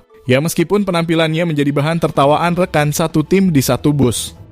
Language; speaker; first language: Indonesian; native; Indonesian